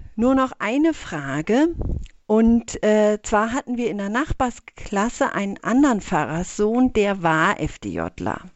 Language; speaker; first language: German; native; German